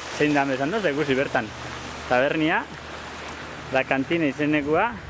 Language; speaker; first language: Basque; native; Basque